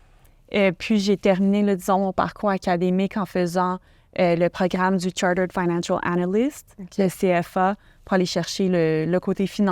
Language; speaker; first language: French; native; French